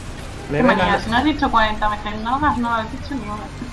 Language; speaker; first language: Spanish; native; Spanish